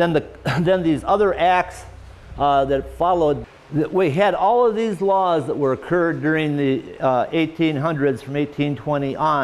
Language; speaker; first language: English; native; English